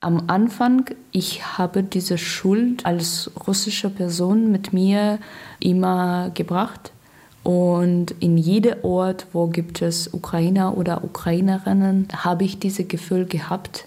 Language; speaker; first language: German; non-native, learner; Russian